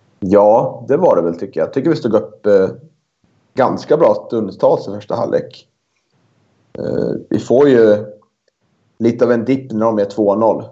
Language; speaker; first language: Swedish; native; Swedish